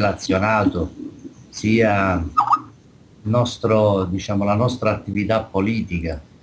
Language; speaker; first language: Italian; native; Italian